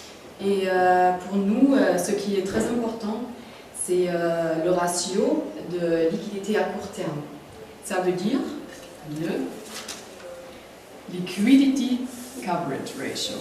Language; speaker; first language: French; non-native, learner; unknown